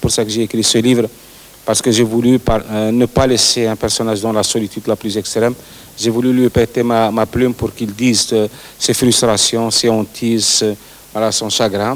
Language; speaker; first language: French; non-native, local second language; Arabic